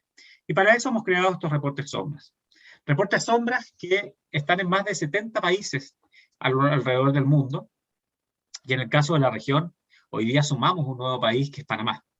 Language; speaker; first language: Spanish; native; Spanish